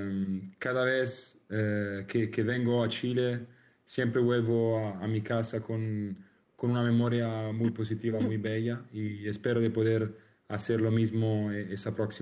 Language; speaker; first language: Spanish; non-native, learner; Italian